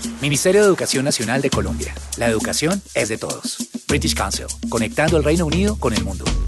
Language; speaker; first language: Spanish; native; Spanish